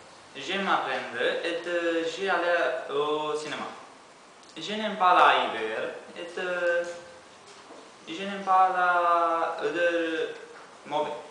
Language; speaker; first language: French; non-native, learner; Romanian